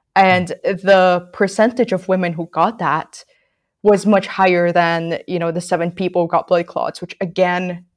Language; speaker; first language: English; non-native, local second language; Filipino